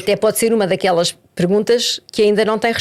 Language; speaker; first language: Portuguese; native; Portuguese